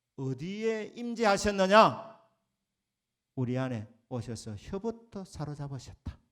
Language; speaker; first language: Korean; native; Korean